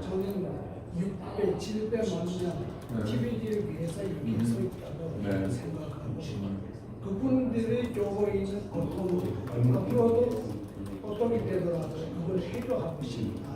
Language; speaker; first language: Korean; non-native, learner; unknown